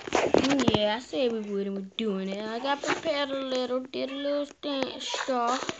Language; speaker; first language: English; native; English